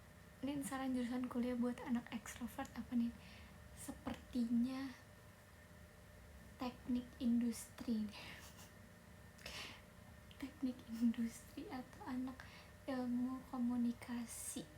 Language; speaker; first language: Indonesian; native; Indonesian